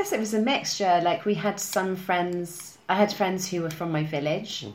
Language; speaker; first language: English; native; English